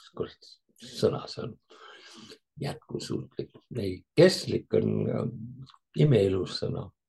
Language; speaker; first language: Estonian; early bilingual, heritage; Estonian